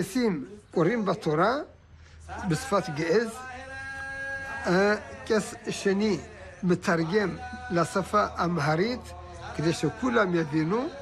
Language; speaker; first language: Hebrew; non-native, fluent; Amharic